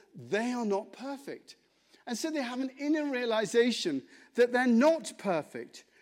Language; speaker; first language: English; native; English